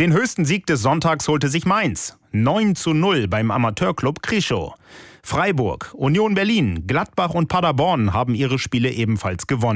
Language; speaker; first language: German; native; German